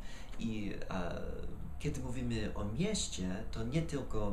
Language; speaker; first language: Polish; non-native, fluent; English